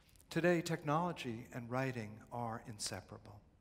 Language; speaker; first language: English; native; English